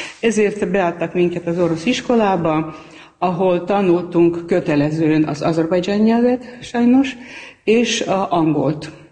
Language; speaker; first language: Hungarian; non-native, fluent; Armenian